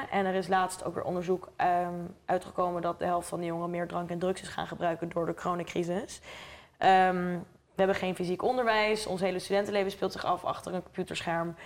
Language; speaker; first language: Dutch; native; Dutch